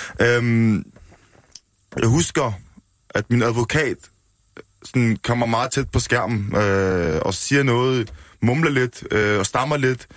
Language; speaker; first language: Danish; early bilingual, other home language; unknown